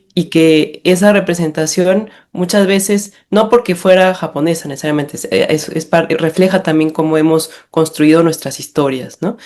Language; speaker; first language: Spanish; native; Spanish